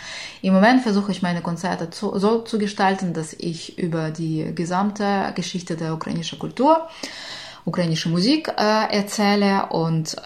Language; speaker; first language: German; non-native, fluent; Ukrainian